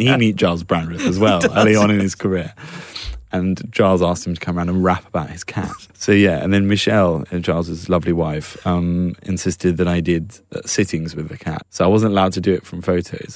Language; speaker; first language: English; native; English